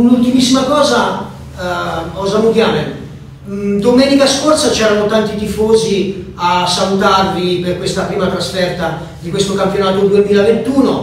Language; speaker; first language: Italian; native; Italian